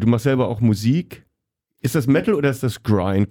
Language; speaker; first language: German; native; German